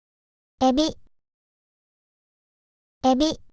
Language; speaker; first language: Japanese; native; Japanese